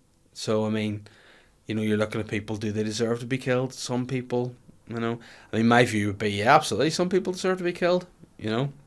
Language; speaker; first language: English; native; English